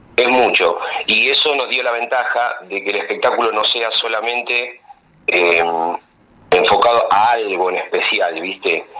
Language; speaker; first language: Spanish; native; Spanish